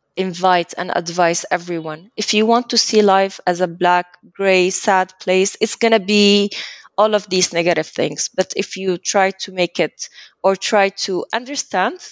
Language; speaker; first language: English; early bilingual, other home language; Arabic